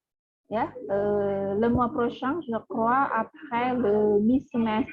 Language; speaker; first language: French; non-native, fluent; Indonesian